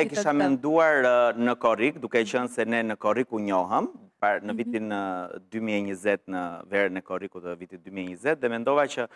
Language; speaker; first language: Albanian; native; Albanian